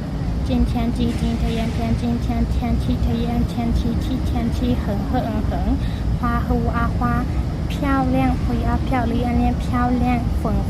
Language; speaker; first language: Chinese; non-native, learner; Burmese